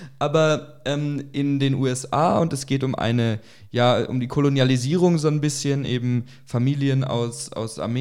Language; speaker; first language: German; native; German